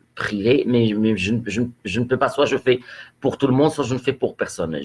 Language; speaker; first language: French; non-native, local second language; Arabic